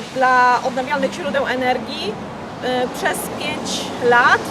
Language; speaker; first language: Polish; native; Polish